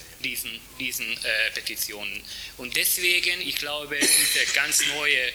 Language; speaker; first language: German; non-native, fluent; Hungarian